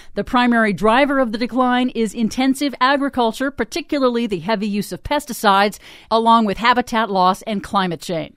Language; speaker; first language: English; native; English